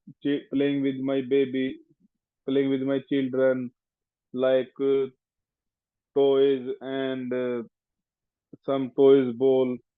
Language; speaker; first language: English; non-native, learner; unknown